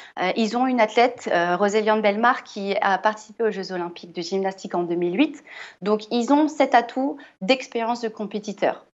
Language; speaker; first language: French; native; French